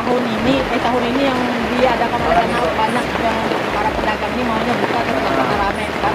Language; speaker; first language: Indonesian; native; Indonesian